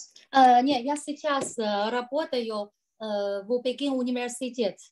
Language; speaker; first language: Russian; non-native, learner; Chinese